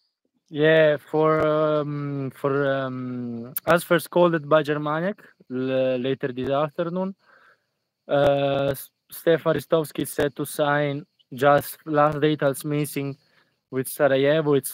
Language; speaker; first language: English; non-native, fluent; Italian